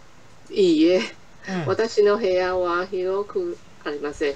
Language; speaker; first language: Japanese; non-native, learner; Chinese